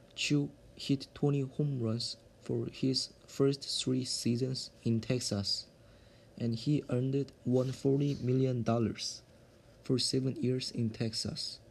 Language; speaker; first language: English; non-native, learner; Korean